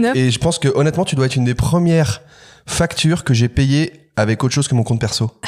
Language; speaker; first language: French; native; French